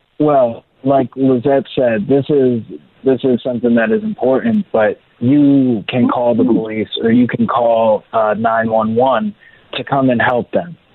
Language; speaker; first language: English; native; English